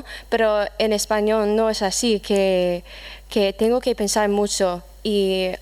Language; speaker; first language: Spanish; non-native, fluent; English